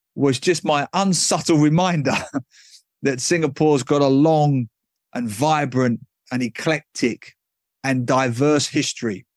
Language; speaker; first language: English; native; English